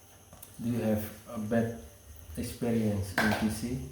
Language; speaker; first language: English; non-native, learner; Indonesian